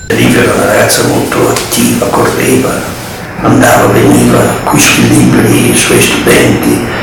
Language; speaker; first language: Italian; non-native, fluent; Albanian